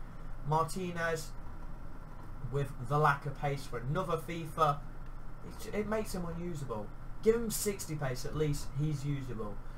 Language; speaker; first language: English; native; English